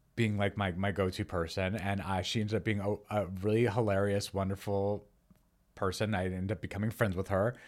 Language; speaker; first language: English; native; English